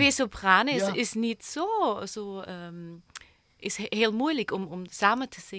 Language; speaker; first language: Dutch; non-native, learner; German